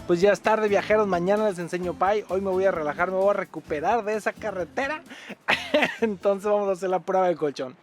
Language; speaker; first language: Spanish; native; Spanish